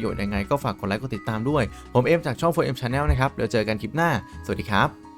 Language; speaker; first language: Thai; native; Thai